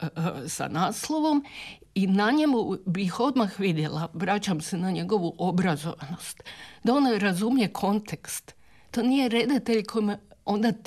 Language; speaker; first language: Serbian; native; Serbian